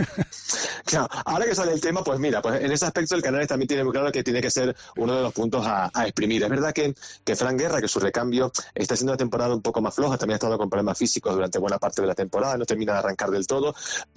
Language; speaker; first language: Spanish; native; Spanish